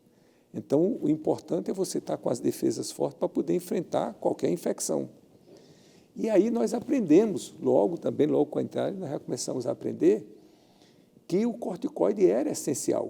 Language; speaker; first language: Portuguese; native; Portuguese